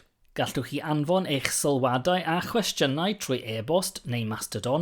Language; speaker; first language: Welsh; non-native, local second language; English